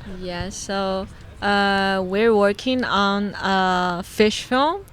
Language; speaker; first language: English; non-native, fluent; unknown